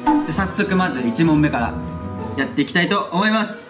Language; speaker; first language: Japanese; native; Japanese